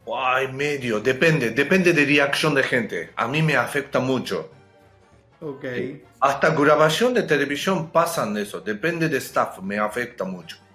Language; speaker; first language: Spanish; non-native, fluent; Japanese